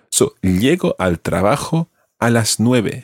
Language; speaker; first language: Spanish; non-native, fluent; English